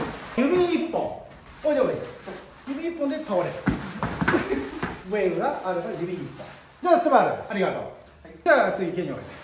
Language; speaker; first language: Japanese; native; Japanese